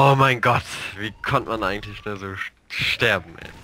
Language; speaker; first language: German; native; German